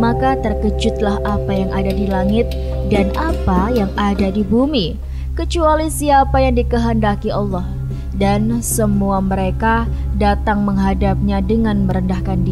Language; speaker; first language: Indonesian; native; Indonesian